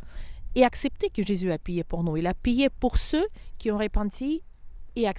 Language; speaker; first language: French; non-native, fluent; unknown